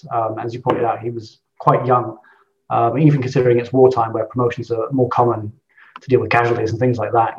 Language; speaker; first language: English; native; English